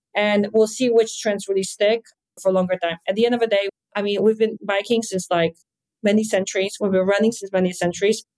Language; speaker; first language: English; non-native, fluent; Polish